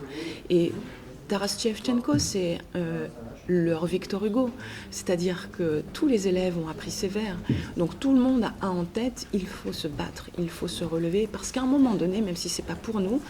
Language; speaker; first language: French; native; French